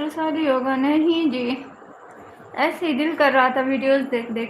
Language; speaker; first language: Urdu; non-native, local second language; Punjabi